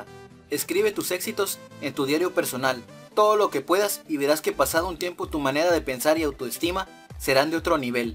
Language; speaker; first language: Spanish; native; Spanish